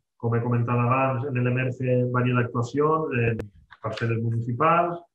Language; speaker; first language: Spanish; non-native, local second language; Catalan